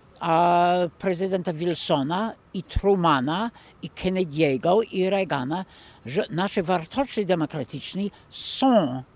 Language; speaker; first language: Polish; non-native, fluent; English